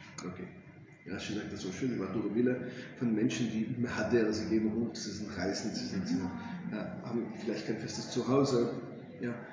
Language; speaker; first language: German; non-native, fluent; English